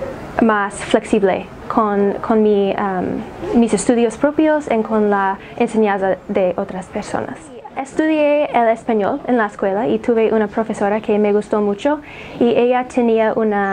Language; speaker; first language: Spanish; non-native, fluent; English